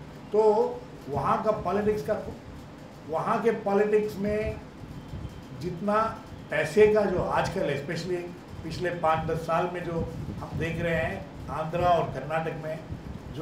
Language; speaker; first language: Hindi; non-native, local second language; Kannada